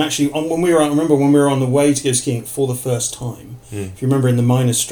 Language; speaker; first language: English; native; English